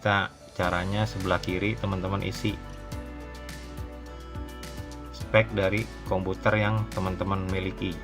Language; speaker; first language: Indonesian; native; Indonesian